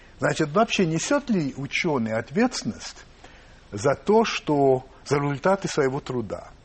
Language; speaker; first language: Russian; non-native, fluent; English